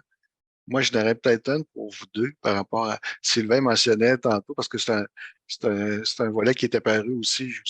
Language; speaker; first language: French; native; French